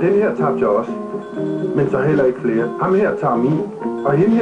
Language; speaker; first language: Danish; native; Danish